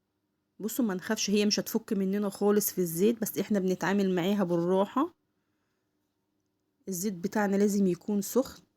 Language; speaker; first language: Arabic; native; Arabic